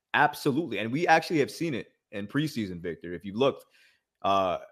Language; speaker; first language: English; native; English